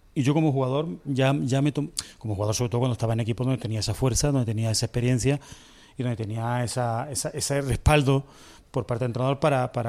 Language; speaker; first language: Spanish; native; Spanish